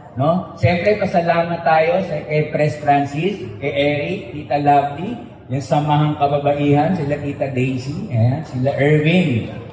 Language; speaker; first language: Filipino; native; Filipino